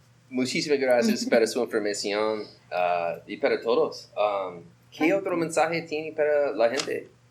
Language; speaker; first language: Spanish; non-native, learner; English